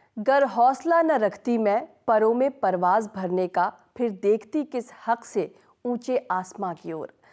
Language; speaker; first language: Hindi; native; Hindi